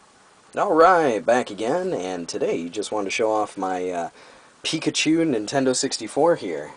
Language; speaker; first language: English; native; English